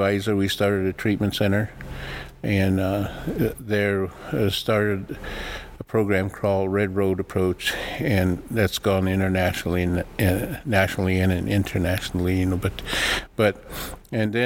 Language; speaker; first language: English; early bilingual, other home language; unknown